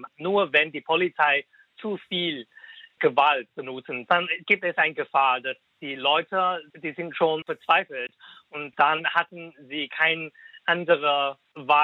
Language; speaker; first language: German; non-native, fluent; Cantonese